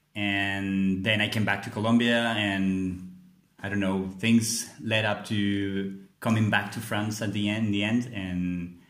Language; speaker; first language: English; non-native, fluent; Spanish